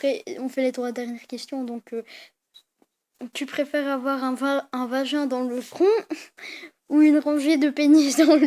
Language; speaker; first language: French; native; French